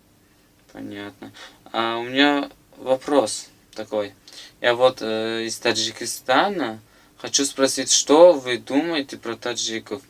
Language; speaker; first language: Russian; non-native, local second language; Tajik